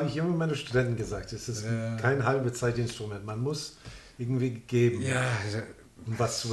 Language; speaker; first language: German; non-native, fluent; English